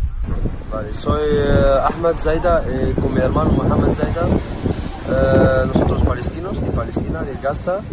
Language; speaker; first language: Spanish; non-native, learner; Arabic